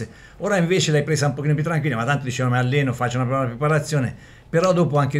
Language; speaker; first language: Italian; native; Italian